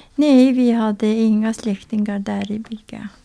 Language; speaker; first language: Swedish; non-native, learner; Azerbaijani